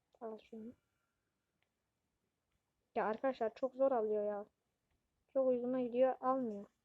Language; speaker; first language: Turkish; native; Turkish